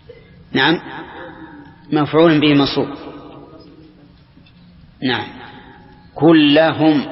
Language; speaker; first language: Arabic; native; Arabic